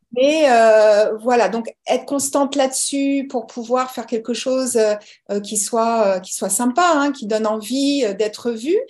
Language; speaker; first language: French; early bilingual, other home language; English